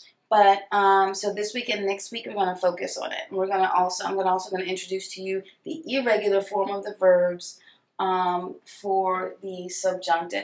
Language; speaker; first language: English; native; English